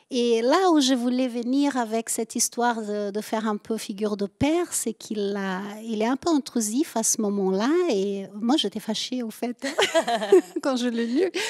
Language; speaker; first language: French; native; French